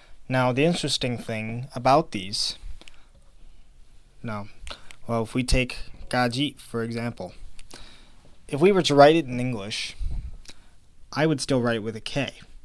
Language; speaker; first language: English; native; English